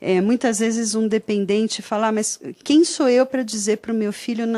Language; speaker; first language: Portuguese; native; Portuguese